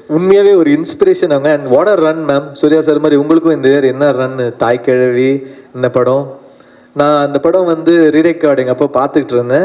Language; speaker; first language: Tamil; native; Tamil